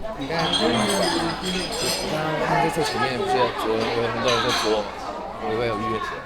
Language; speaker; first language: Chinese; non-native, fluent; Indonesian